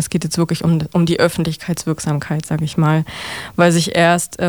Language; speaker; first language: German; native; German